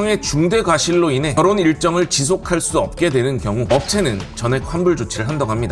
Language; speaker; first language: Korean; native; Korean